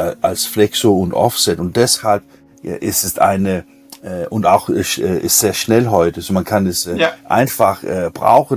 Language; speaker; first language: German; non-native, learner; Danish